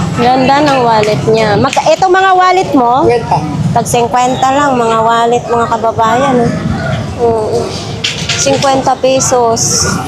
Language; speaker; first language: Filipino; non-native, local second language; Cebuano